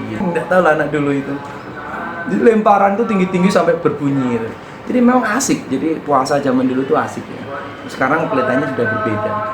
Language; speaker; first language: Indonesian; non-native, local second language; Javanese